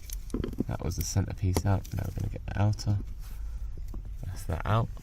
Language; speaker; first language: English; native; English